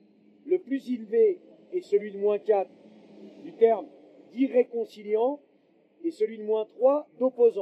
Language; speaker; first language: French; native; French